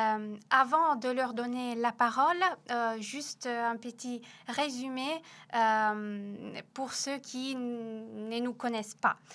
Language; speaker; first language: French; non-native, fluent; Italian